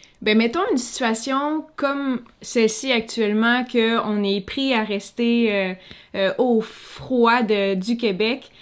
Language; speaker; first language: French; native; French